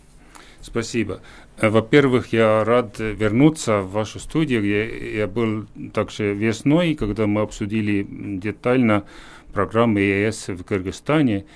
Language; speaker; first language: Russian; non-native, fluent; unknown